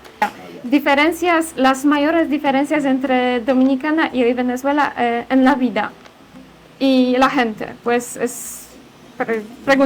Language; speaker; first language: Spanish; non-native, learner; Polish